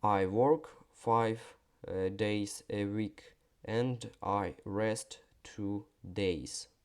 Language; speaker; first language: English; non-native, fluent; Ukrainian